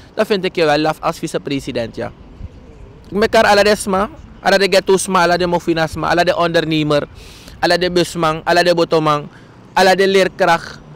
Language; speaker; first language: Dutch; native; Dutch